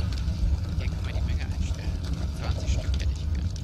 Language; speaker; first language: German; native; German